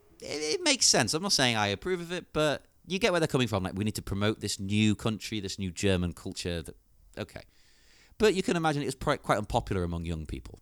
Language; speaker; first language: English; native; English